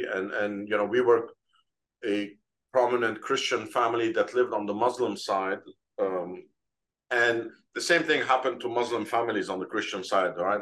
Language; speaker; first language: English; non-native, fluent; Arabic